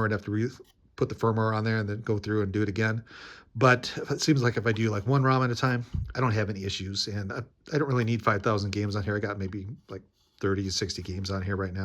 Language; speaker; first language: English; native; English